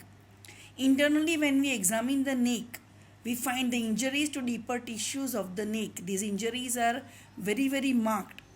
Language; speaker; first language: English; non-native, local second language; Gujarati